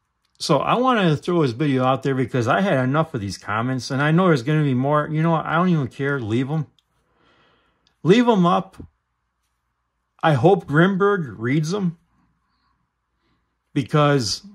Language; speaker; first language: English; native; English